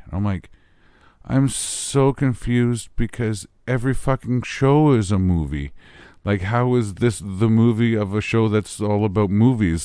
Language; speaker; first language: English; native; English